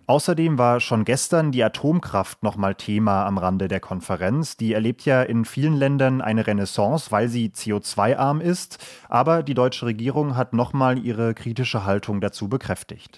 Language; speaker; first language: German; native; German